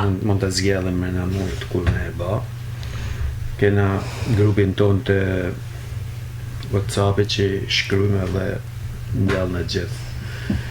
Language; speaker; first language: Albanian; native; Albanian